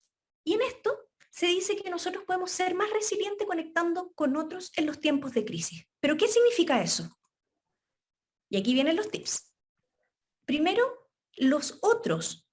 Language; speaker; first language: Spanish; native; Spanish